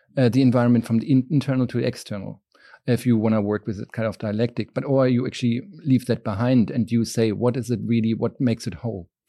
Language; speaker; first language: English; non-native, fluent; German